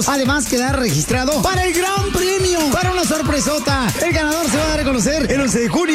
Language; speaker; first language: Spanish; native; Spanish